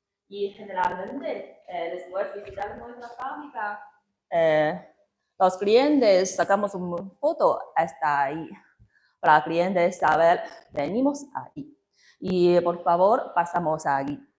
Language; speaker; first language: Spanish; non-native, learner; Chinese